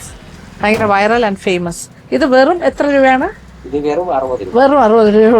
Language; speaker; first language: Malayalam; native; Malayalam